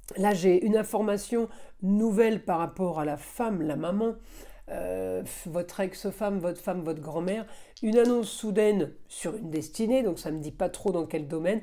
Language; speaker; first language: French; native; French